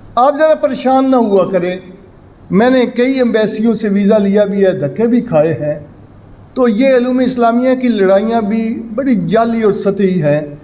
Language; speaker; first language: Urdu; non-native, local second language; Punjabi